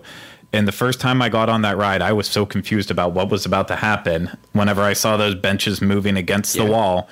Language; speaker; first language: English; native; English